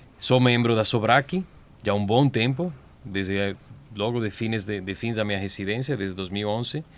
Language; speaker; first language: Portuguese; non-native, fluent; Spanish